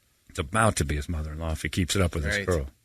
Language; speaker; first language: English; native; English